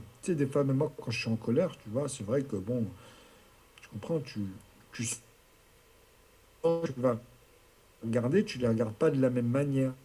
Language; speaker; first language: French; native; French